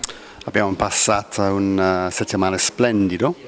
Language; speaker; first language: Italian; non-native, learner; English